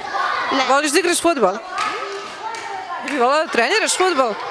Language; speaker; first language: Serbian; native; Serbian